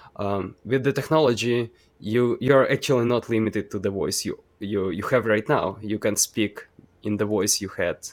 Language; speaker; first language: English; non-native, fluent; Ukrainian